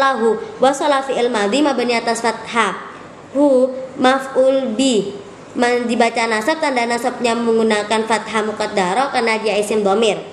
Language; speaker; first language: Indonesian; native; Indonesian